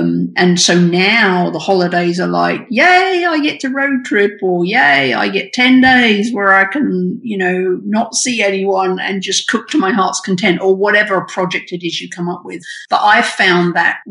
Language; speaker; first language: English; native; English